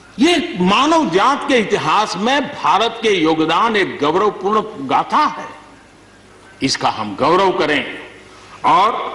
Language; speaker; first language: Hindi; non-native, local second language; Gujarati